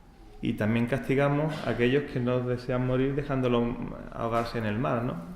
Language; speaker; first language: Spanish; native; Spanish